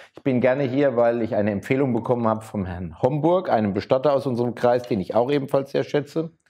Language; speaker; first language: German; native; German